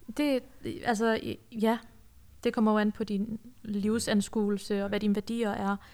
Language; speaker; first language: Danish; early bilingual, other home language; Persian